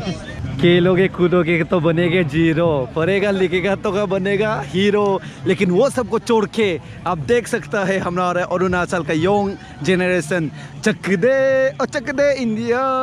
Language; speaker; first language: Hindi; non-native, local second language; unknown